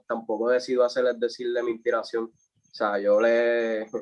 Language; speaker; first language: Spanish; native; Spanish